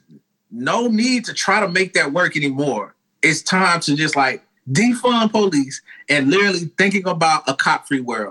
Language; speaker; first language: English; native; English